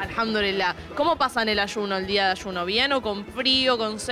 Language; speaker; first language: Spanish; native; Spanish